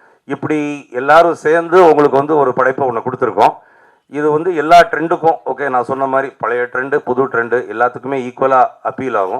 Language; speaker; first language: Tamil; native; Tamil